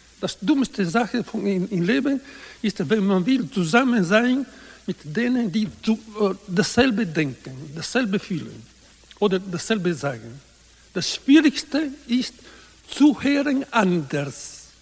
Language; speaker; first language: German; non-native, learner; Italian